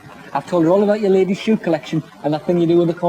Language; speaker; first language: English; native; English